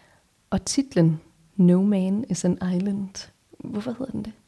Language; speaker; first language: Danish; native; Danish